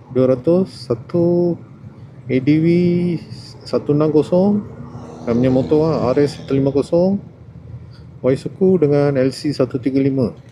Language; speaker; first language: Malay; non-native, local second language; Tamil